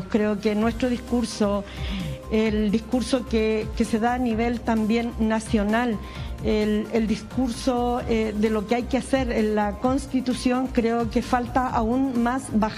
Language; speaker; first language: Spanish; native; Spanish